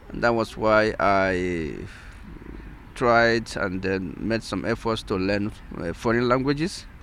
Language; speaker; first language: English; non-native, local second language; Igbo